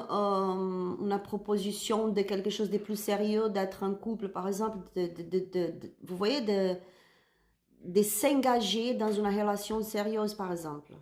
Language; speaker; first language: French; non-native, learner; Spanish